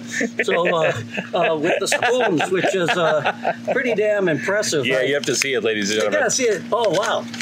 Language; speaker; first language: English; native; English